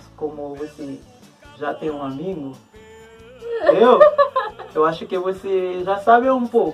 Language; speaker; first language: Portuguese; non-native, learner; Haitian Creole